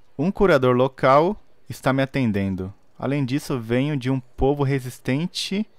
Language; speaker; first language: Portuguese; native; Portuguese